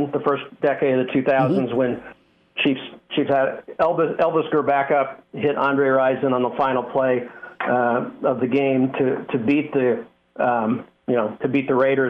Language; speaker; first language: English; native; English